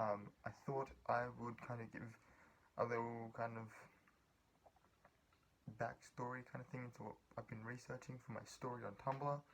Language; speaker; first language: English; native; English